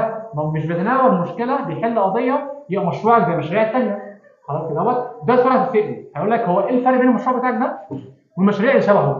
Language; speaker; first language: Arabic; native; Arabic